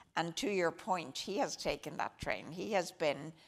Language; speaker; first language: English; native; English